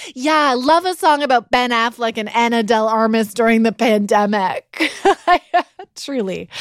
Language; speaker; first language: English; native; English